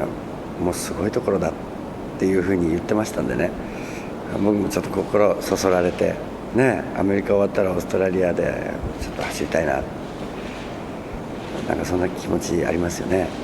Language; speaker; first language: Japanese; native; Japanese